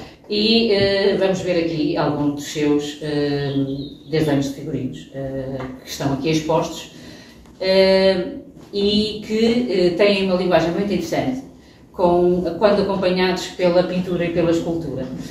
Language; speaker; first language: Portuguese; native; Portuguese